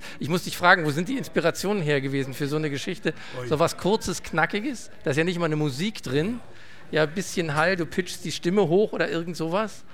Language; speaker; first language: German; native; German